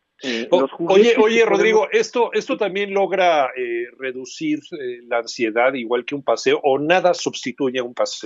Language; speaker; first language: Spanish; native; Spanish